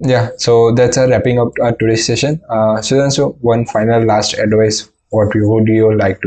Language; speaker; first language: English; non-native, local second language; Gujarati